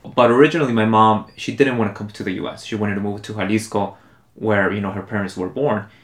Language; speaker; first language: English; early bilingual, other home language; Spanish